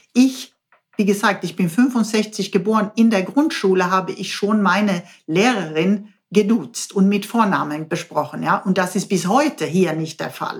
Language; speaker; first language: German; non-native, fluent; Swedish